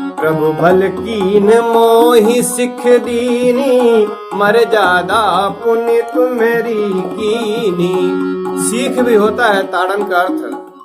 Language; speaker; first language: Hindi; native; Hindi